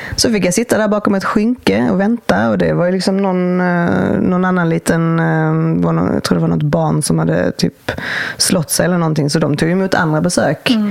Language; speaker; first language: Swedish; native; Swedish